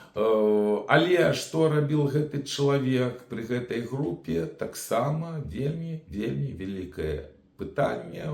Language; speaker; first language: Belarusian; native; Belarusian